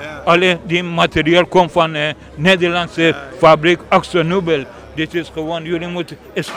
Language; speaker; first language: Dutch; non-native, learner; Persian